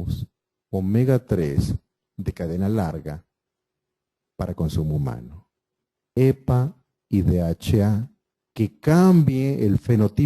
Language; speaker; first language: Spanish; native; Spanish